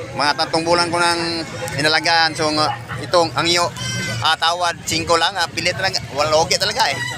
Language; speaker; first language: Filipino; non-native, local second language; Cebuano